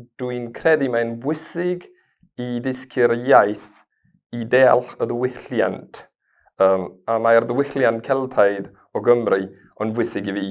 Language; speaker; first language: Welsh; non-native, learner; Spanish